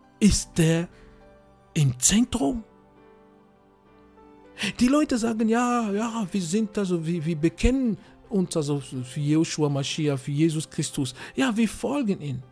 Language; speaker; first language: German; non-native, fluent; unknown